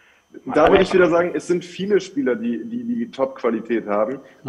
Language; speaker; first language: German; native; German